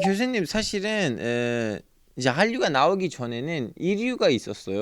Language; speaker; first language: Korean; non-native, fluent; Turkish